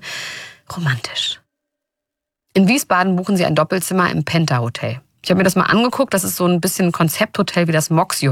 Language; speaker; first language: German; native; German